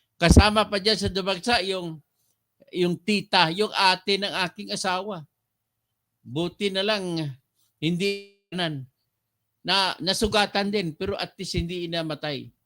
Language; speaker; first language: Filipino; non-native, local second language; Cebuano